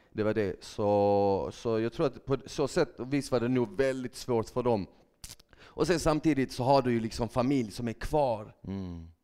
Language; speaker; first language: Swedish; early bilingual, other home language; Bosnian